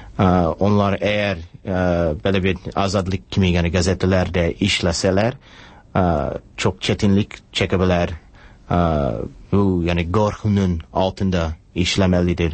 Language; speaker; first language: Turkish; non-native, fluent; English